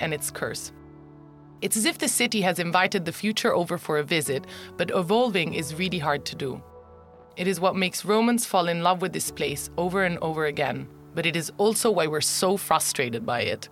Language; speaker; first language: English; non-native, fluent; Italian